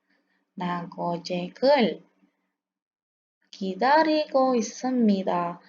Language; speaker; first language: Korean; non-native, learner; Indonesian